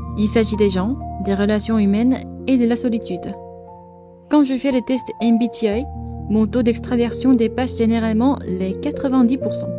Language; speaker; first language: French; non-native, fluent; Korean